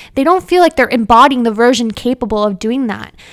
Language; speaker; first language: English; early bilingual, other home language; Hindi